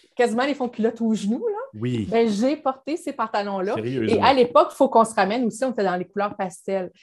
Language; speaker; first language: French; native; French